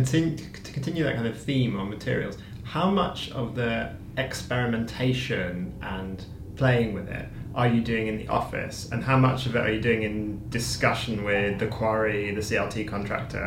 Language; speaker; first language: English; native; English